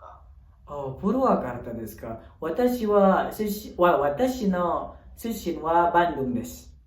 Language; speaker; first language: Japanese; non-native, learner; Indonesian